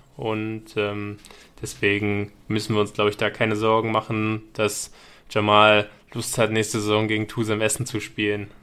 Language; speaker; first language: German; native; German